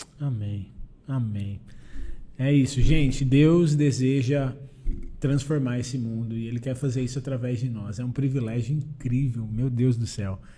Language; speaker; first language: Portuguese; native; Portuguese